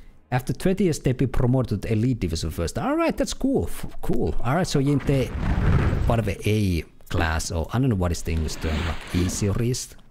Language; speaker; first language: English; non-native, fluent; Finnish